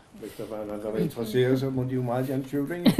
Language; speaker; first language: Danish; native; Danish